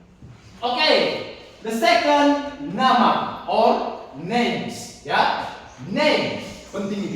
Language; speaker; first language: English; non-native, learner; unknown